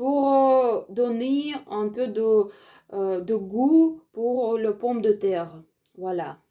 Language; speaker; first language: French; non-native, learner; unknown